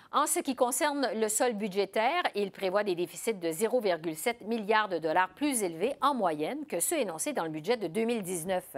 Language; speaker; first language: French; native; French